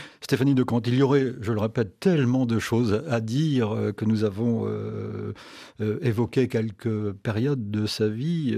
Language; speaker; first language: French; native; French